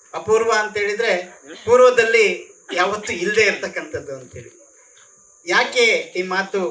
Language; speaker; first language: Kannada; native; Kannada